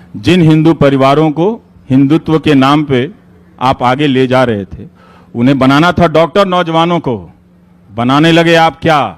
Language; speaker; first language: Hindi; native; Hindi